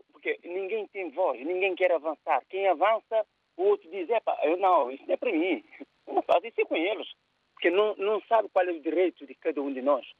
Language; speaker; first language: Portuguese; non-native, local second language; Kabuverdianu